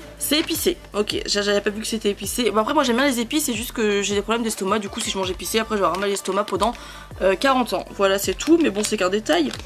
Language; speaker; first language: French; early bilingual, other home language; Spanish